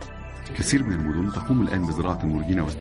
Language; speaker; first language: Arabic; native; Arabic